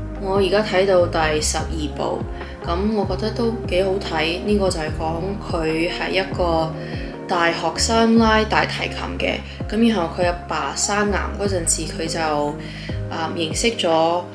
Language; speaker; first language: Cantonese; early bilingual, heritage; Cantonese